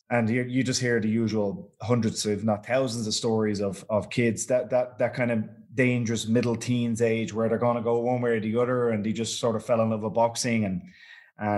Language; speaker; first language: English; native; English